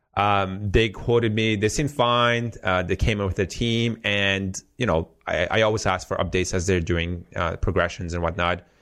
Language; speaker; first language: English; early bilingual, heritage; Persian